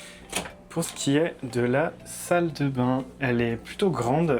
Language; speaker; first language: French; native; French